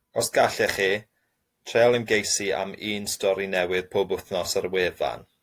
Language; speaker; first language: Welsh; non-native, local second language; English